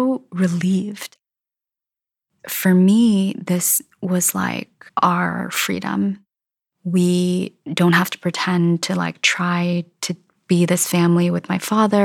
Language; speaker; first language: English; native; English